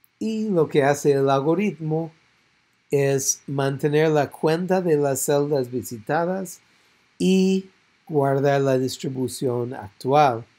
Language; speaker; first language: Spanish; non-native, fluent; English